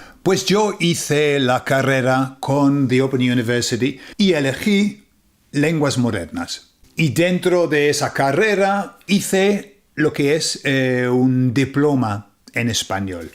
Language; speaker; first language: Spanish; non-native, fluent; English